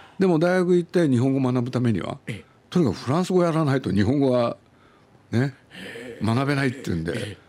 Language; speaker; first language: Japanese; native; Japanese